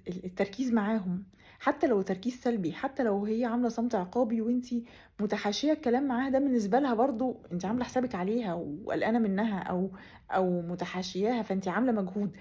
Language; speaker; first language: Arabic; native; Arabic